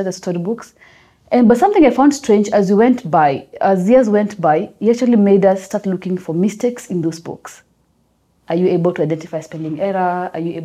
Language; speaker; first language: English; non-native, local second language; Kamba